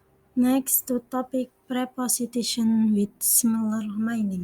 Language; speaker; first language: English; non-native, learner; Indonesian